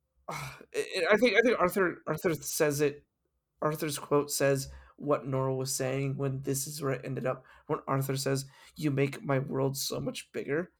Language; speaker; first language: English; early bilingual, other home language; Spanish